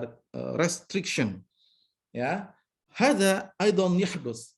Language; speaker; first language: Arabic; non-native, fluent; Indonesian